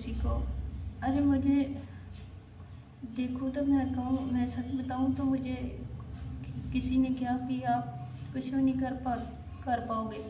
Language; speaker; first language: Hindi; native; Hindi